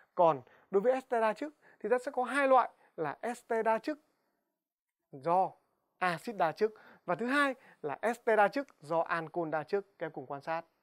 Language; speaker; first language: Vietnamese; native; Vietnamese